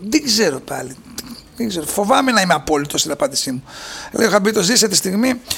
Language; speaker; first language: Greek; native; Greek